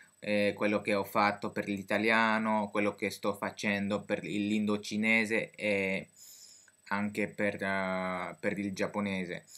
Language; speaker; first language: Italian; non-native, fluent; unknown